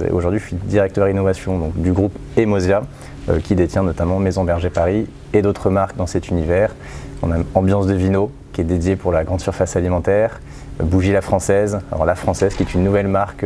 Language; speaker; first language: French; native; French